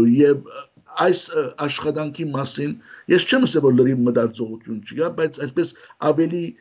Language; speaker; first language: Armenian; early bilingual, heritage; Armenian